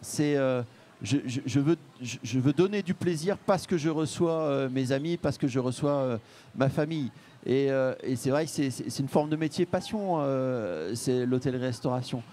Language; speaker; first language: French; native; French